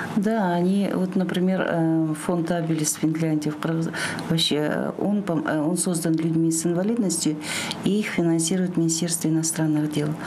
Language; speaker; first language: Russian; non-native, local second language; Kyrgyz